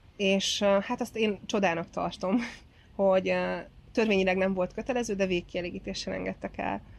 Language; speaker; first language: Hungarian; native; Hungarian